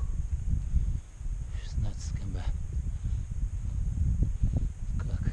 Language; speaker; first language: Russian; non-native, local second language; Uzbek